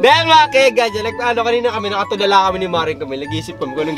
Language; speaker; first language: Filipino; native; Filipino